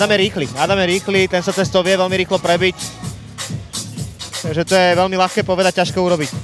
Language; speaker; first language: Slovak; native; Slovak